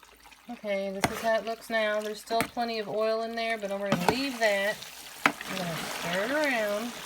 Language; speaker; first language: English; native; English